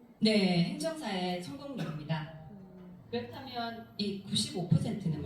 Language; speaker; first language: Korean; native; Korean